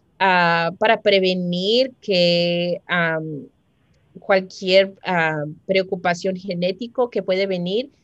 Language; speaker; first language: Spanish; early bilingual, heritage; Spanish